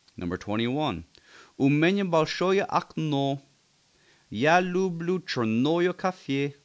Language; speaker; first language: Russian; non-native, learner; English